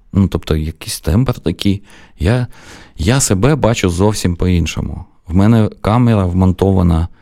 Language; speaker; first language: Ukrainian; non-native, local second language; Russian